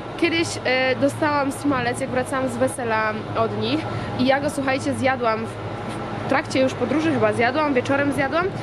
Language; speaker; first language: Polish; native; Polish